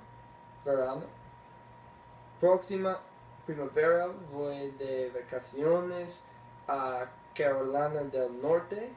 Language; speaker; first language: Spanish; non-native, learner; English